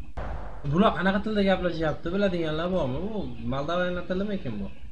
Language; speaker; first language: Russian; non-native, learner; Uzbek